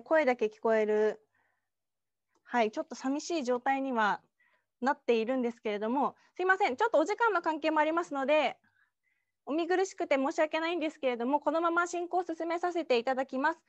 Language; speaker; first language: Japanese; native; Japanese